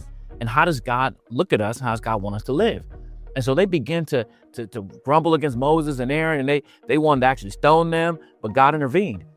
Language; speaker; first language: English; native; English